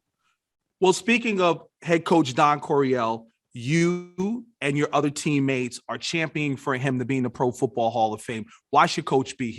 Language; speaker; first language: English; native; English